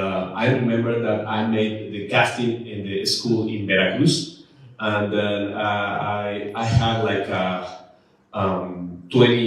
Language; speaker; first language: English; non-native, learner; Spanish